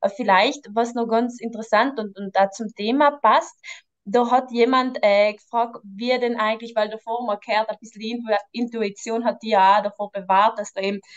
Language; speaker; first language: German; native; German